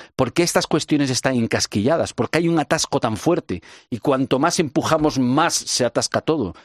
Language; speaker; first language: Spanish; native; Spanish